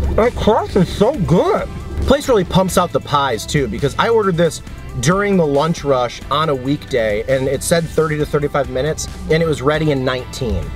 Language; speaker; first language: English; native; English